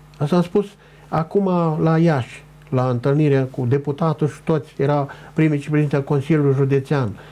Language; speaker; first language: Romanian; non-native, local second language; Ukrainian